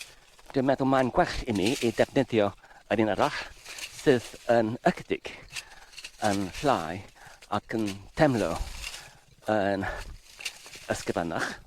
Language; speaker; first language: Welsh; non-native, fluent; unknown